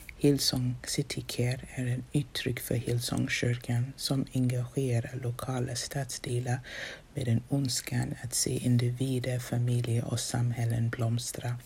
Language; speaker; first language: Swedish; non-native, fluent; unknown